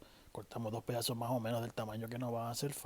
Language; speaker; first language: Spanish; native; Spanish